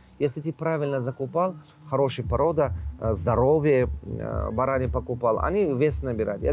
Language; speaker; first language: Russian; non-native, local second language; Tajik